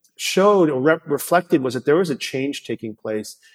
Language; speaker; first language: English; native; English